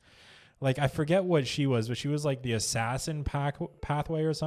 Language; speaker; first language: English; native; English